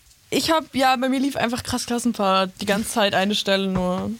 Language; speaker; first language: German; native; German